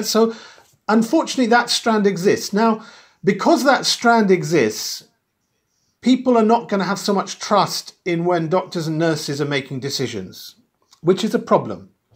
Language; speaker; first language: English; native; English